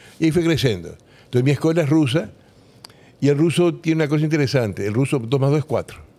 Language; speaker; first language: Spanish; native; Spanish